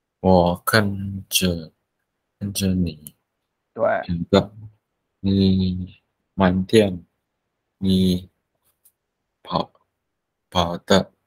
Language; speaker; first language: Chinese; non-native, learner; Vietnamese